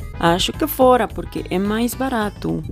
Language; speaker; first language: Portuguese; non-native, learner; Spanish